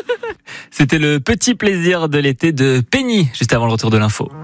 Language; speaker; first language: French; native; French